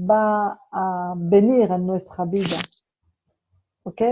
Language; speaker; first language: Spanish; non-native, fluent; French